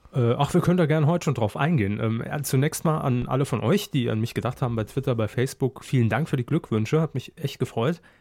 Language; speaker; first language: German; native; German